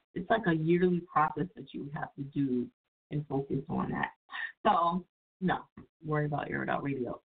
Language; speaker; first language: English; native; English